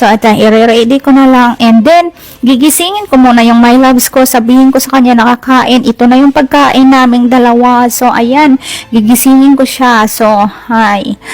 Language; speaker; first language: Filipino; non-native, local second language; Cebuano